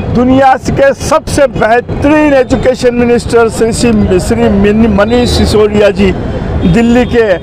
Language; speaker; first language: Hindi; non-native, local second language; Urdu